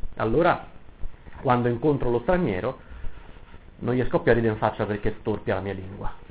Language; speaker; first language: Italian; native; Italian